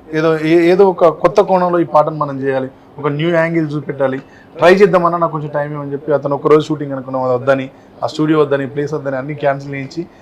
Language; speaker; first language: Telugu; native; Telugu